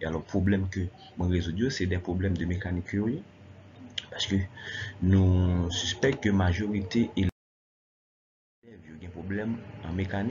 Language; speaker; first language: French; non-native, local second language; Haitian Creole